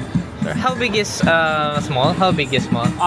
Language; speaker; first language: English; non-native, local second language; Filipino